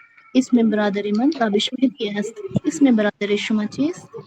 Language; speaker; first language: Persian; non-native, learner; Urdu